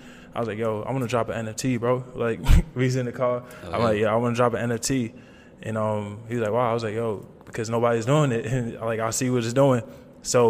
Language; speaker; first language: English; native; English